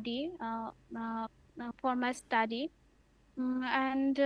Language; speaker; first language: English; non-native, learner; Bangla